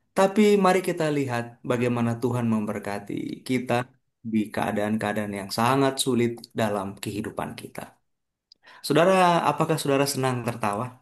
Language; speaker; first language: Indonesian; native; Indonesian